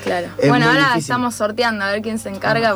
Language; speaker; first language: Spanish; native; Spanish